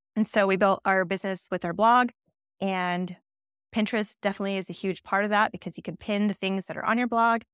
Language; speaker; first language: English; native; English